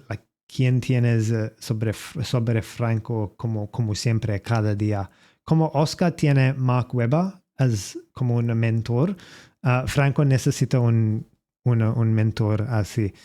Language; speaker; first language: Spanish; non-native, learner; English